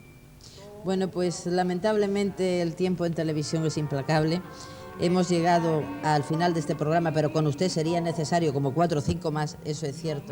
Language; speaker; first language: Spanish; native; Spanish